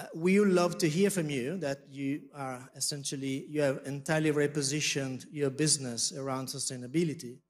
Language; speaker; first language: English; non-native, fluent; Italian